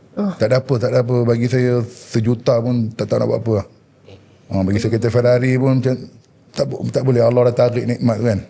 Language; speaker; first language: Malay; non-native, local second language; Tamil